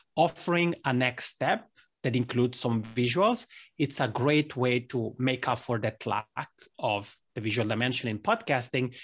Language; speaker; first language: English; non-native, fluent; Italian